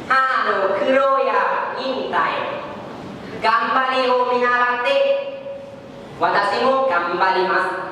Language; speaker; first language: Japanese; non-native, learner; Lao